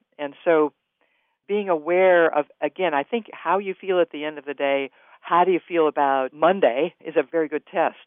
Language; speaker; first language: English; native; English